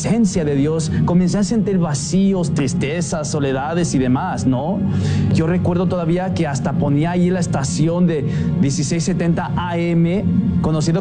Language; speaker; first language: Spanish; early bilingual, heritage; Spanish